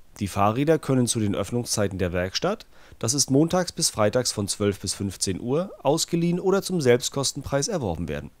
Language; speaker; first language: German; native; German